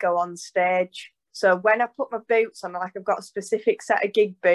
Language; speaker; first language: English; native; English